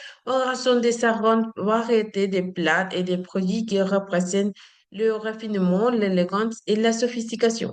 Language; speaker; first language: French; non-native, learner; Spanish